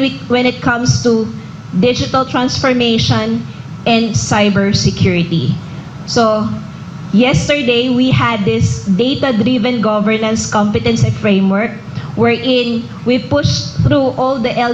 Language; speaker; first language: English; non-native, local second language; Filipino